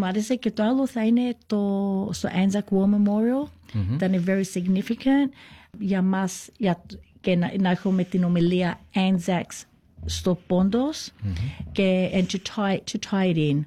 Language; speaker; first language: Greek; early bilingual, heritage; Greek